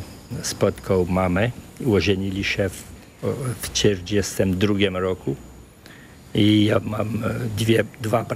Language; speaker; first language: Polish; early bilingual, heritage; French